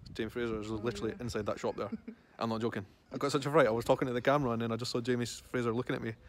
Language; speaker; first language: English; native; English